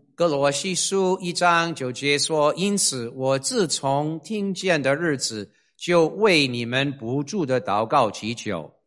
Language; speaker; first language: Chinese; non-native, fluent; English